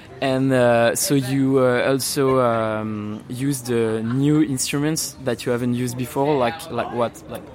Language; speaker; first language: English; non-native, learner; French